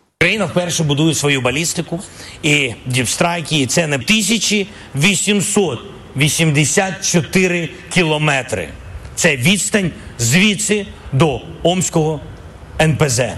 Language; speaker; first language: Ukrainian; non-native, local second language; Russian